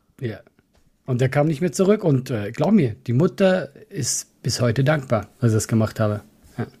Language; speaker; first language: German; non-native, fluent; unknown